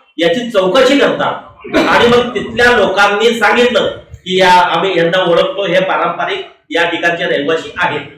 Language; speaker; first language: Marathi; non-native, local second language; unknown